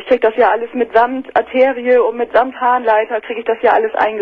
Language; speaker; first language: German; native; German